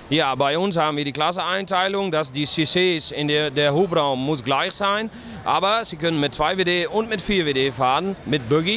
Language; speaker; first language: German; non-native, learner; Dutch